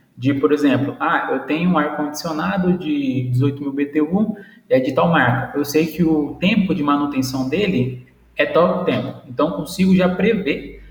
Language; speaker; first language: Portuguese; native; Portuguese